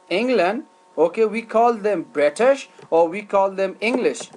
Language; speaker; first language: English; non-native, fluent; Persian